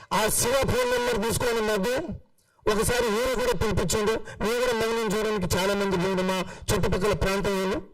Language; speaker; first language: Telugu; non-native, local second language; Lambadi